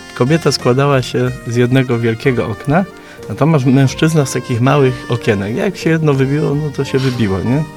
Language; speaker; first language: Polish; native; Polish